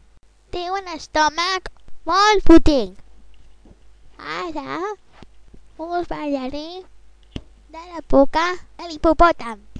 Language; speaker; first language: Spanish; non-native, local second language; Catalan